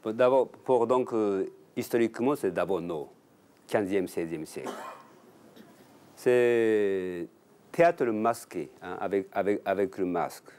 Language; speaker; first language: French; non-native, learner; Japanese